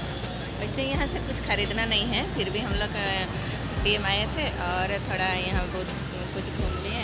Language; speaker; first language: Hindi; non-native, local second language; Odia